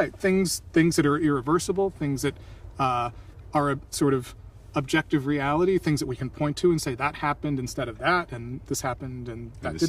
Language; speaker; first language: English; native; English